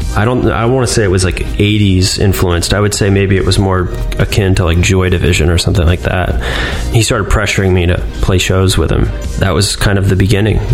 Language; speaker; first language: English; native; English